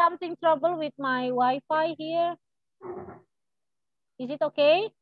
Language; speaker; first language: English; non-native, learner; Indonesian